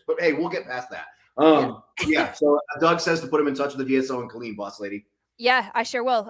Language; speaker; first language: English; native; English